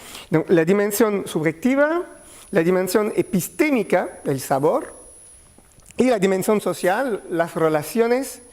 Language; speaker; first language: Spanish; non-native, learner; French